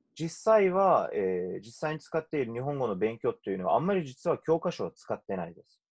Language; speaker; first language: Japanese; non-native, fluent; Turkish